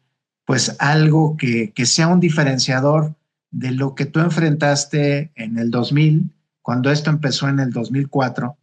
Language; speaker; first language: Spanish; native; Spanish